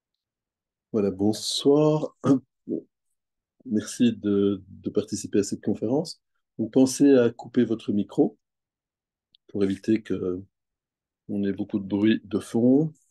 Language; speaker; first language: French; native; French